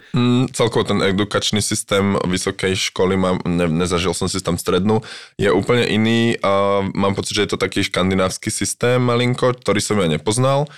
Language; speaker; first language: Slovak; native; Slovak